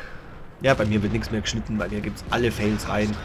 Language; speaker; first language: German; native; German